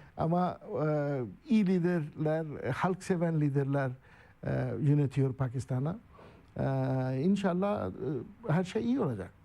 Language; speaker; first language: Turkish; non-native, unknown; Urdu